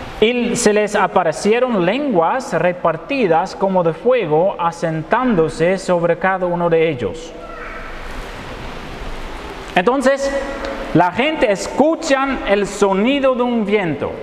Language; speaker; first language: Spanish; non-native, fluent; Dutch